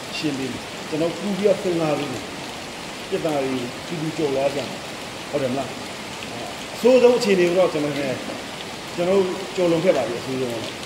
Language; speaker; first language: Burmese; non-native, local second language; Shwe Palaung